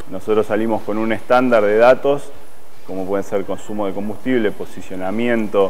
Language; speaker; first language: Spanish; native; Spanish